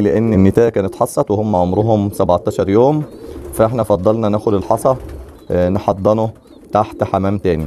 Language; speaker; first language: Arabic; native; Arabic